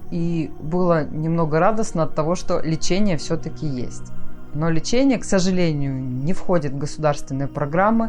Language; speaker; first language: Russian; native; Russian